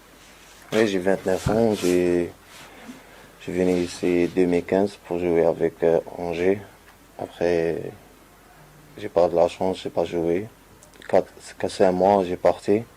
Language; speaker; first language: French; non-native, learner; Arabic